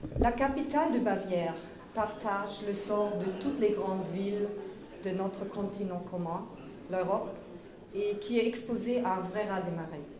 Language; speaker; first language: French; non-native, fluent; German